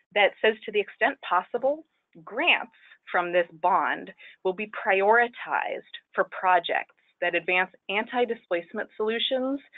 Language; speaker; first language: English; native; English